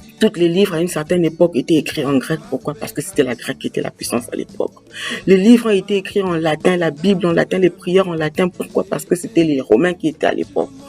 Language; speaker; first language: French; native; French